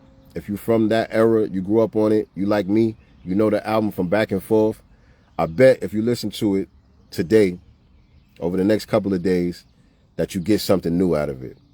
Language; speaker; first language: English; native; English